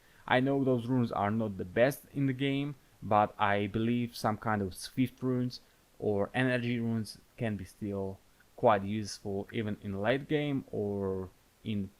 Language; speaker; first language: English; non-native, fluent; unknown